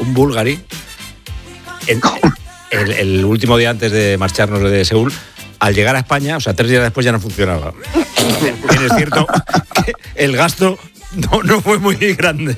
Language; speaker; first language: Spanish; native; Spanish